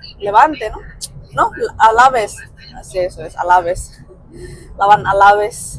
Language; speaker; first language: Spanish; non-native, fluent; Indonesian